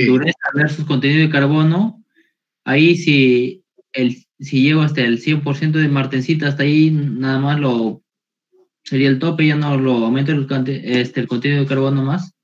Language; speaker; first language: Spanish; native; Spanish